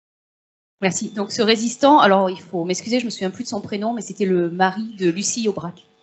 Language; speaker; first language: French; native; French